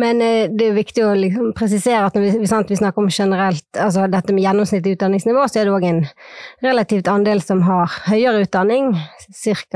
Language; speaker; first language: Norwegian; native; Norwegian